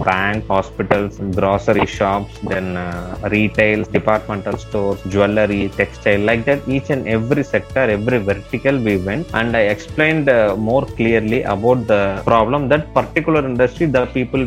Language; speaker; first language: English; non-native, local second language; Tamil